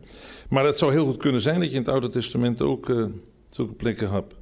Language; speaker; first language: Dutch; native; Dutch